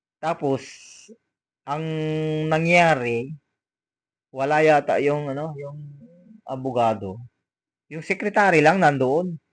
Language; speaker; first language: Filipino; native; Filipino